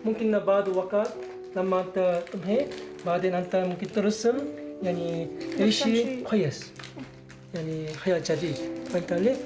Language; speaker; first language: Arabic; non-native, learner; Korean